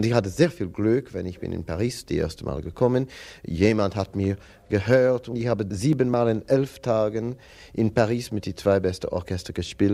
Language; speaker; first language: German; non-native, fluent; English